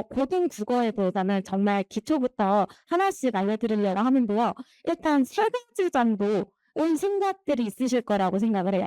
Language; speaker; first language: Korean; native; Korean